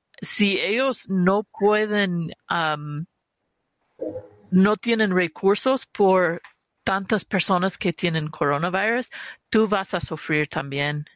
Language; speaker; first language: Spanish; early bilingual, heritage; Spanish